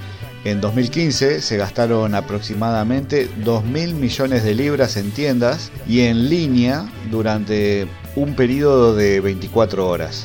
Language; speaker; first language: Spanish; native; Spanish